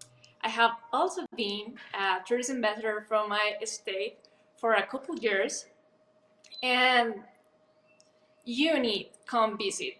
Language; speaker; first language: English; non-native, fluent; Spanish